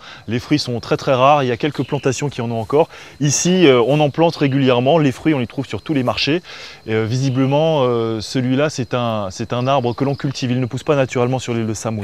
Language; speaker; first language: French; native; French